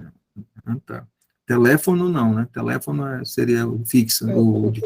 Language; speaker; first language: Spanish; non-native, learner; Portuguese